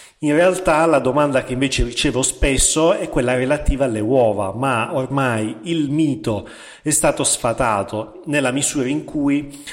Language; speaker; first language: Italian; native; Italian